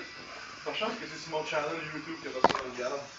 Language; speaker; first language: French; native; French